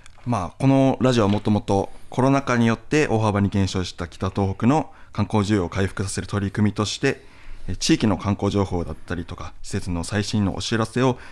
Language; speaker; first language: Japanese; native; Japanese